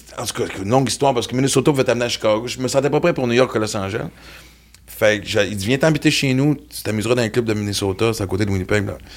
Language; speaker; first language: French; native; French